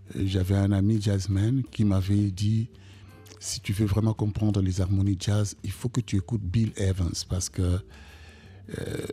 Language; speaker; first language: French; non-native, local second language; Kongo